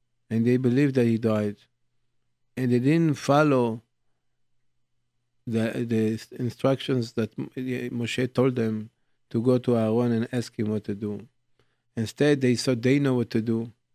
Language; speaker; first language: English; non-native, fluent; Hebrew